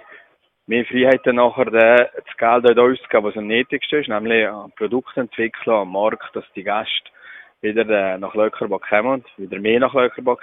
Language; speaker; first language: German; native; German